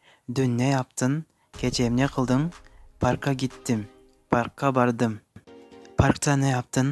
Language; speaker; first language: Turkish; non-native, fluent; Kyrgyz